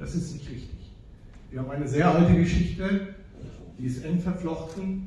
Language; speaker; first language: German; early bilingual, other home language; Turkish